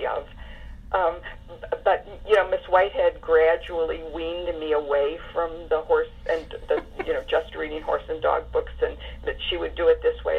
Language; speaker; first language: English; native; English